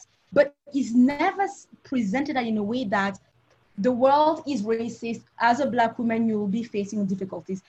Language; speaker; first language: English; non-native, local second language; French